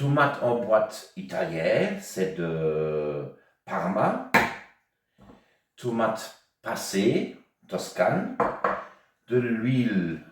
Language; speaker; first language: French; non-native, local second language; German